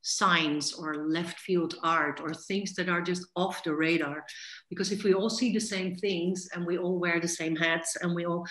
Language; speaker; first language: English; non-native, fluent; Dutch